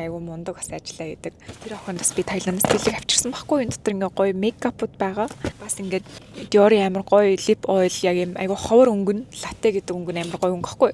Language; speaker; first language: Mongolian; native; Mongolian